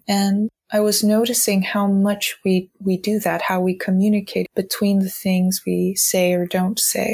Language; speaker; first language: English; native; English